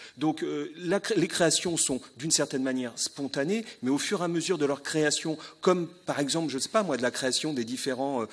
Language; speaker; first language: French; native; French